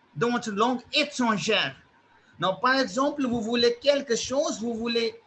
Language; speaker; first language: French; non-native, fluent; Hindi